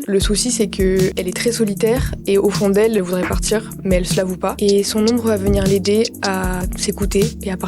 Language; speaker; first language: French; native; French